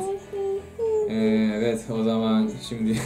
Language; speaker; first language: Turkish; non-native, fluent; Japanese